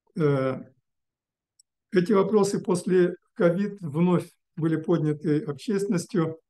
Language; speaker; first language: Russian; non-native, local second language; Uzbek